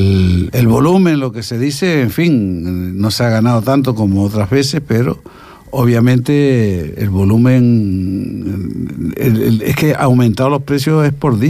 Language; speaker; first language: Spanish; native; Spanish